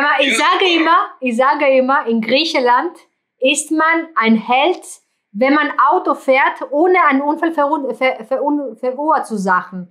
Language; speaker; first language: German; non-native, fluent; Greek